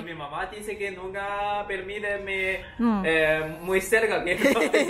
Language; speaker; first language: Spanish; non-native, learner; Chinese